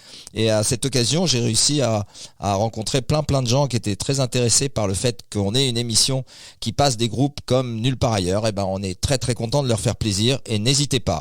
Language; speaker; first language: French; native; French